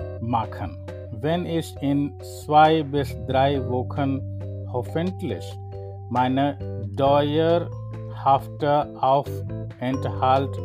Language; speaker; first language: German; non-native, fluent; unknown